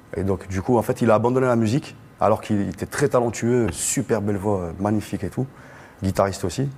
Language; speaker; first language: French; non-native, local second language; Arabic